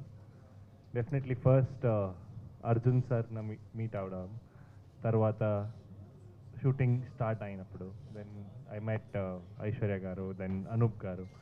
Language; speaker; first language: Telugu; non-native, fluent; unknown